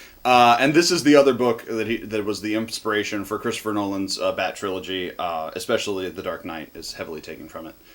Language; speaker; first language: English; native; English